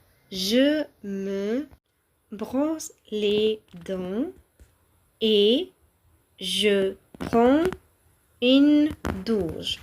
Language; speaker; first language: French; non-native, fluent; Tamil